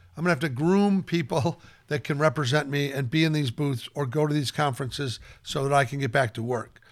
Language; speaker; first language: English; native; English